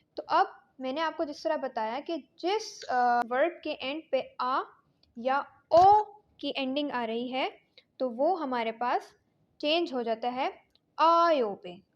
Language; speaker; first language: Urdu; native; Urdu